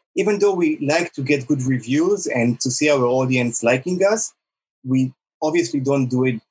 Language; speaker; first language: English; non-native, fluent; Hebrew